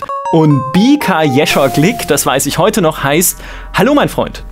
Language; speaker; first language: German; native; German